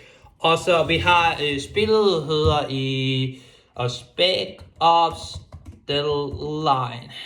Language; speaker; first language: Danish; non-native, local second language; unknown